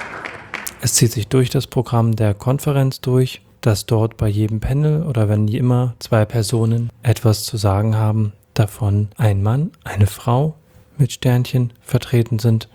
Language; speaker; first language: German; native; German